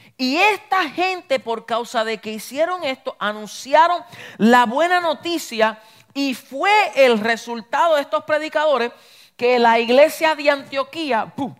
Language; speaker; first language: Spanish; early bilingual, heritage; Spanish